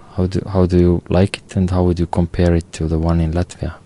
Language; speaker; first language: English; non-native, fluent; Estonian